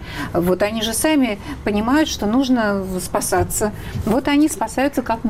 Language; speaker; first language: Russian; native; Russian